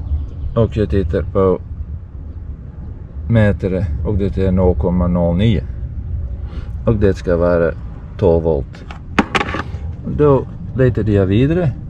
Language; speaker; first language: Swedish; non-native, fluent; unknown